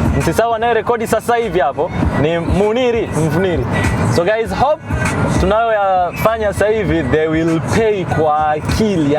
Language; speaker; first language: Swahili; native; Swahili